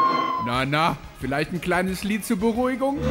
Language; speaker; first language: German; native; German